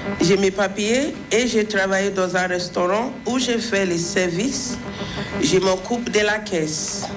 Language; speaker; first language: French; non-native, fluent; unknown